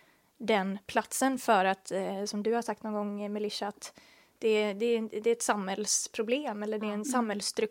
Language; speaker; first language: Swedish; native; Swedish